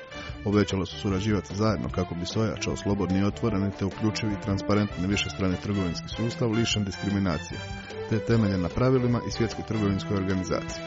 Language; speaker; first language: Croatian; native; Croatian